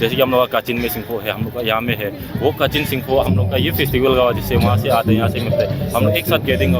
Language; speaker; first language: Hindi; non-native, local second language; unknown